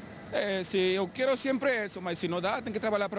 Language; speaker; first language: Portuguese; non-native, learner; Spanish